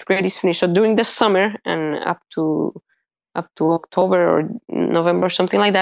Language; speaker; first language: English; early bilingual, other home language; Spanish